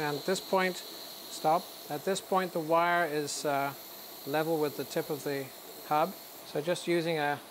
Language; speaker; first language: English; native; English